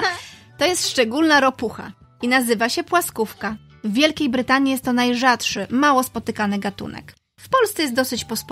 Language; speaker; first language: Polish; native; Polish